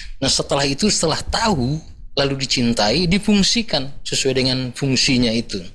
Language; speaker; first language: Indonesian; non-native, local second language; Minangkabau